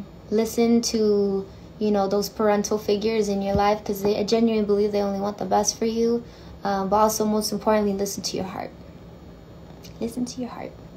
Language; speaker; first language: English; early bilingual, other home language; Spanish